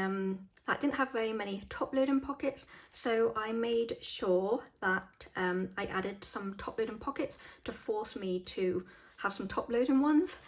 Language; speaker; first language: English; native; English